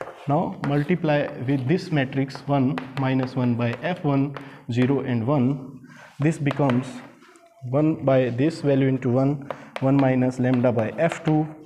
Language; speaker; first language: English; non-native, local second language; Hindi